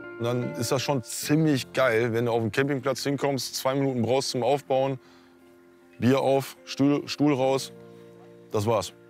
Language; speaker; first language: German; native; German